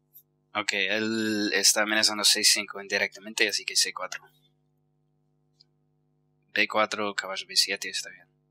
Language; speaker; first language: Spanish; non-native, fluent; English